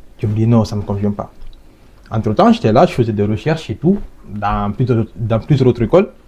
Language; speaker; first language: French; non-native, local second language; Fula